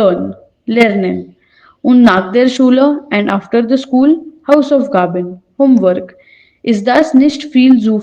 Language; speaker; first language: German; non-native, fluent; Hindi